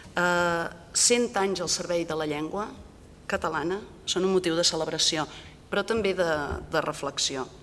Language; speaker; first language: Catalan; native; Catalan